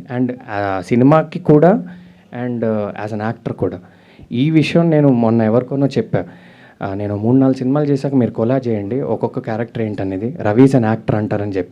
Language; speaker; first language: Telugu; native; Telugu